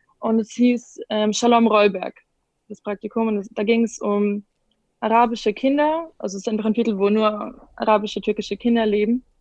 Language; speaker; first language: German; native; German